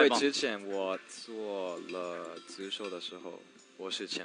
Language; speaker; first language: Chinese; non-native, learner; English